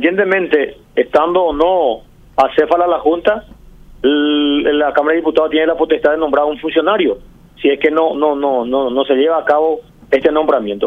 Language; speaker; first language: Spanish; native; Spanish